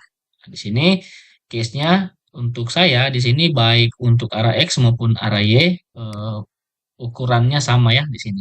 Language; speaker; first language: Indonesian; native; Indonesian